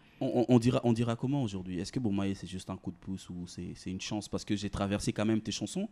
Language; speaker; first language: French; non-native, local second language; Lingala